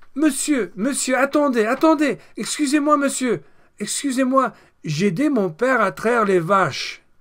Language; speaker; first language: French; non-native, fluent; English